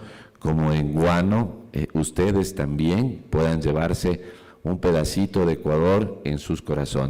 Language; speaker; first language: Spanish; native; Spanish